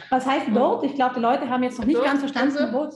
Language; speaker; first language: German; native; German